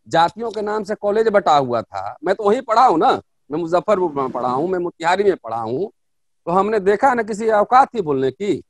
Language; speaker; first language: Hindi; native; Hindi